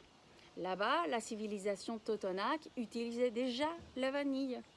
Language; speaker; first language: French; non-native, fluent; Spanish